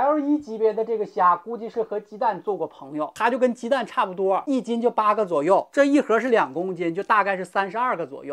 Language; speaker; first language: Chinese; native; Chinese